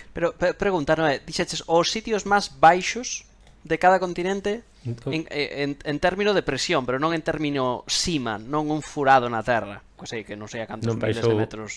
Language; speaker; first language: Galician; non-native, local second language; Spanish